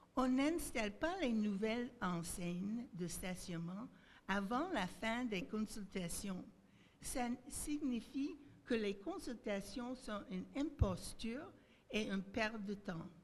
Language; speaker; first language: French; native; French